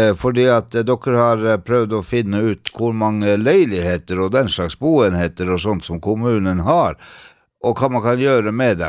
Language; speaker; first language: Swedish; non-native, learner; Norwegian